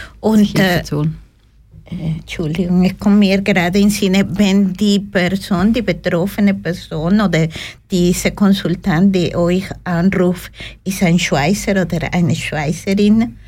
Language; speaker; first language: German; non-native, learner; Spanish